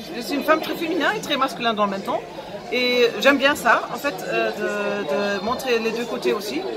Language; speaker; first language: French; non-native, fluent; German